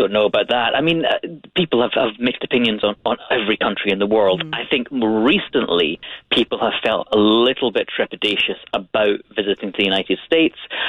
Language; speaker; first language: English; native; English